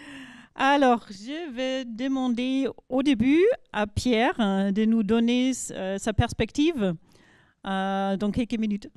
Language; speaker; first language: French; non-native, fluent; German